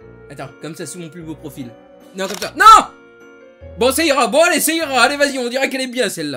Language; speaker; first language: French; native; French